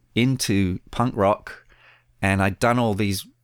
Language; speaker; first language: English; early bilingual, other home language; Spanish